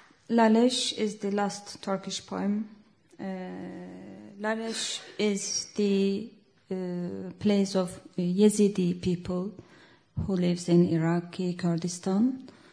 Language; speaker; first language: English; non-native, learner; Kurdish